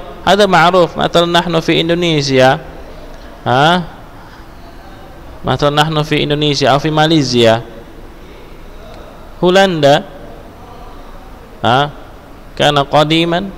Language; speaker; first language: Arabic; non-native, fluent; Indonesian